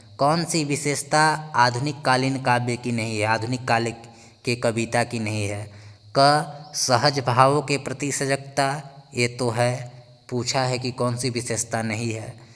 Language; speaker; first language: Hindi; native; Hindi